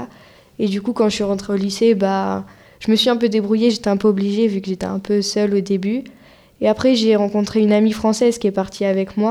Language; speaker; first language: French; native; French